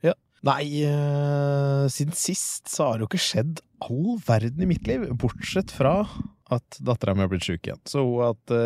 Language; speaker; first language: Norwegian; native; Norwegian